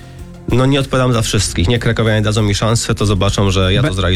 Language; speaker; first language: Polish; native; Polish